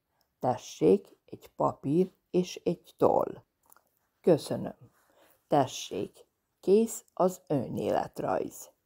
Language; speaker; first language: Hungarian; non-native, fluent; Serbian